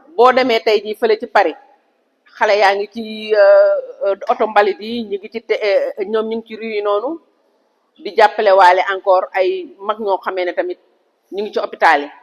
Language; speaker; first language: Wolof; native; Wolof